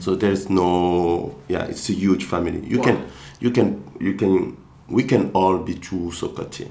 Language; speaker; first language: English; non-native, fluent; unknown